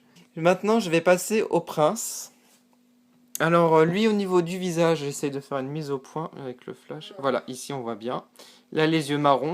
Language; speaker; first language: French; native; French